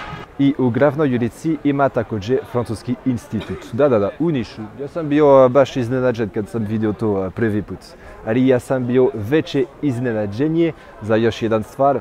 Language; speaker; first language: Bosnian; non-native, learner; French